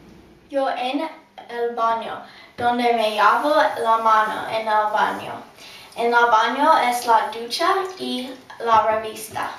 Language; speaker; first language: Spanish; non-native, learner; English